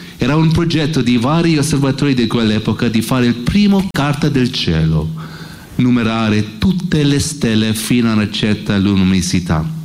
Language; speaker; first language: Italian; non-native, fluent; English